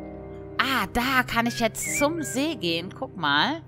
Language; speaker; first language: German; native; German